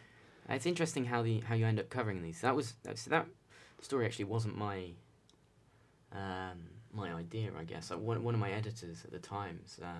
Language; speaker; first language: English; native; English